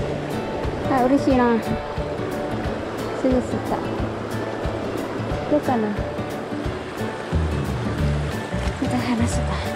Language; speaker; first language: Japanese; non-native, fluent; Filipino